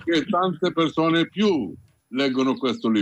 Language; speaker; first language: Italian; non-native, fluent; Hindi